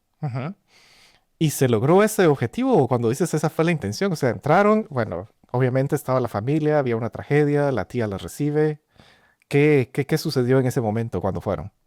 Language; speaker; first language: Spanish; native; Spanish